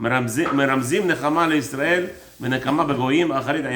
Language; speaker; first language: Hebrew; early bilingual, heritage; English